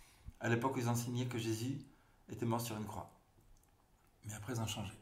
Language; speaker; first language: French; native; French